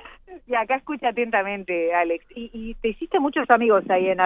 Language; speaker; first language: Spanish; native; Spanish